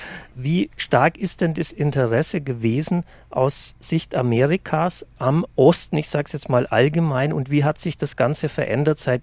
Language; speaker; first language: German; native; German